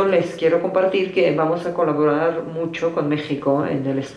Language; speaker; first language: Spanish; native; Spanish